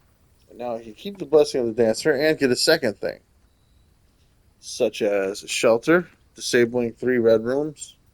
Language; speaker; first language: English; native; English